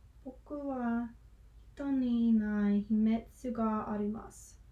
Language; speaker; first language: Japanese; non-native, learner; English